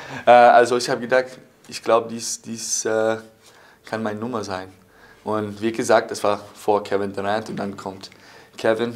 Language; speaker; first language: German; non-native, fluent; English